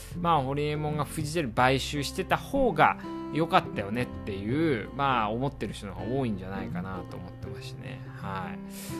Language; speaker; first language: Japanese; native; Japanese